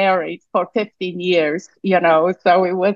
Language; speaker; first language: English; non-native, fluent; Swiss German